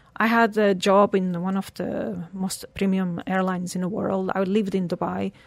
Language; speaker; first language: English; non-native, fluent; Portuguese